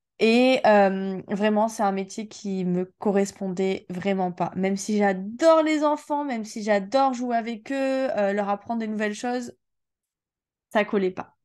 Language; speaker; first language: French; native; French